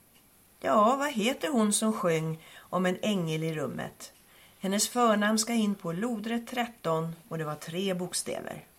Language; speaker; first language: Swedish; native; Swedish